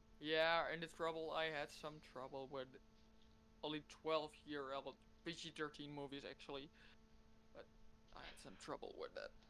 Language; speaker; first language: English; non-native, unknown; Dutch